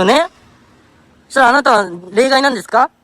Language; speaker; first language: Japanese; native; Japanese